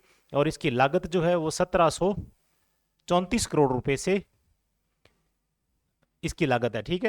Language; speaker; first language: Hindi; native; Hindi